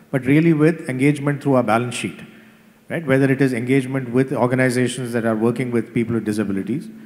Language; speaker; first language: English; non-native, local second language; Tamil